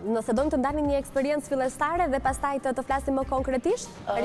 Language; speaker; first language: Albanian; native; Albanian